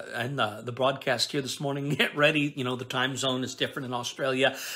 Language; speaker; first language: English; native; English